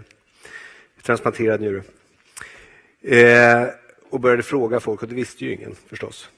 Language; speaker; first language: Swedish; native; Swedish